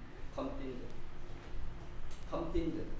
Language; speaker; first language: Korean; non-native, fluent; Vietnamese